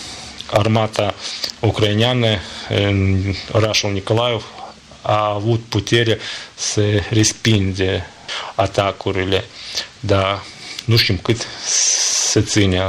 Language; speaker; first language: Romanian; non-native, learner; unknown